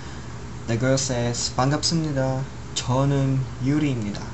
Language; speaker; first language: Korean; non-native, learner; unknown